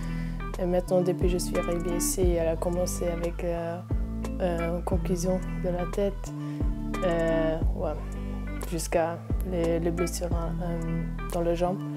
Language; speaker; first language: French; non-native, learner; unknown